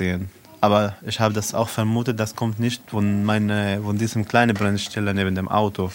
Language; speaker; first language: German; non-native, learner; Arabic